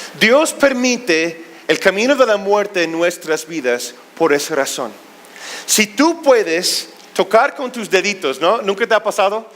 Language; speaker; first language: Spanish; non-native, fluent; English